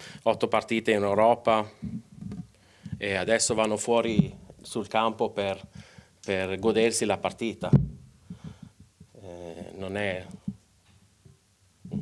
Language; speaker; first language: Italian; non-native, local second language; Swedish